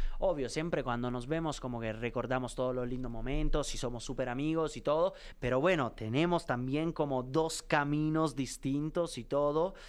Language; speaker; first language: Spanish; non-native, fluent; Italian